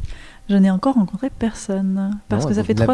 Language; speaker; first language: French; native; French